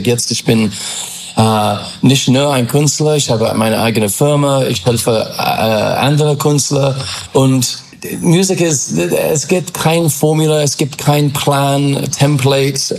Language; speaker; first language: German; non-native, fluent; English